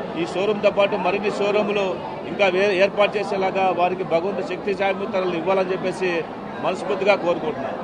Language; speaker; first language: Telugu; native; Telugu